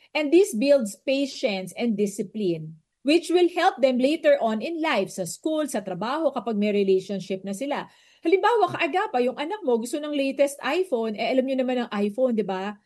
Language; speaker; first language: Filipino; native; Filipino